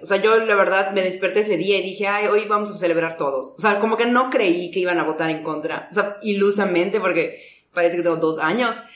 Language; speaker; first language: Spanish; native; Spanish